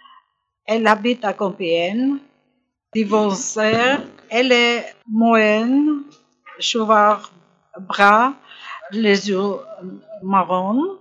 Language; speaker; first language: French; non-native, learner; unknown